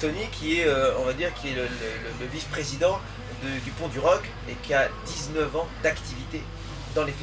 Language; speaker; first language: French; native; French